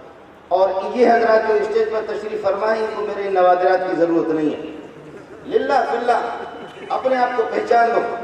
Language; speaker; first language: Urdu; non-native, local second language; Brahui